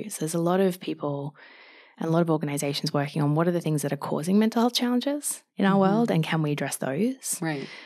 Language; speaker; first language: English; native; English